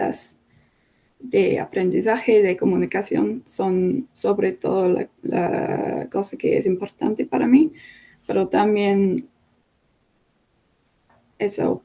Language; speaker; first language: Spanish; non-native, fluent; English